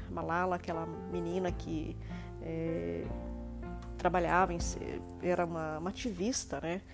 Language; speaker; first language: Portuguese; native; Portuguese